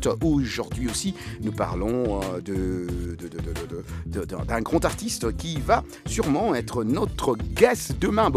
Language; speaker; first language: French; non-native, local second language; Lingala